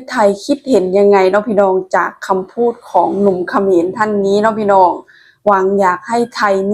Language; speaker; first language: Thai; non-native, local second language; Lao